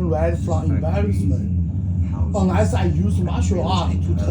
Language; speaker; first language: English; non-native, learner; Chinese